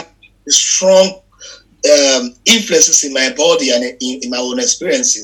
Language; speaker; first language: English; non-native, local second language; Yoruba